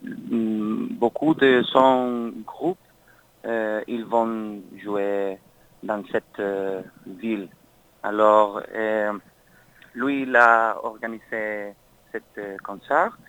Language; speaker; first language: French; non-native, learner; Spanish